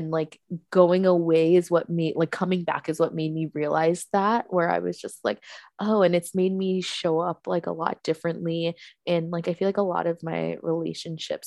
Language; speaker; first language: English; native; English